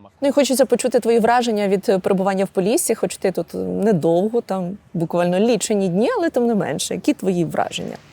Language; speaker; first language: Ukrainian; native; Ukrainian